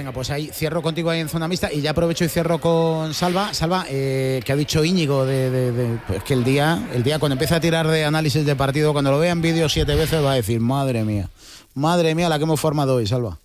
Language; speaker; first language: Spanish; native; Spanish